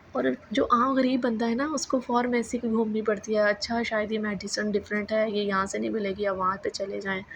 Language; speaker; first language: Urdu; native; Urdu